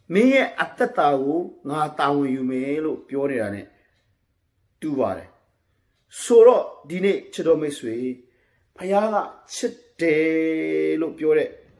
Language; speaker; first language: Burmese; non-native, local second language; Kachin